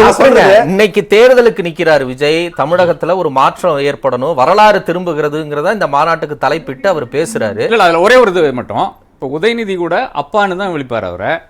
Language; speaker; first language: Tamil; native; Tamil